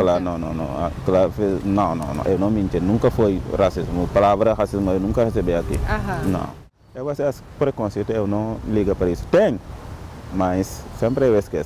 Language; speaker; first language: Portuguese; non-native, learner; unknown